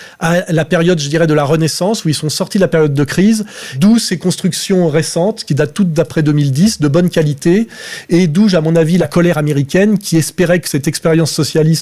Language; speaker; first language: French; native; French